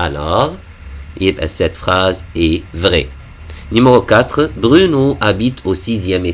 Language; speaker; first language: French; non-native, fluent; Arabic